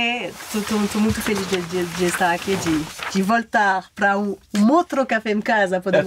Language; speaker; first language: Portuguese; non-native, fluent; French